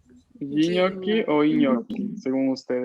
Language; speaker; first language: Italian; non-native, fluent; Spanish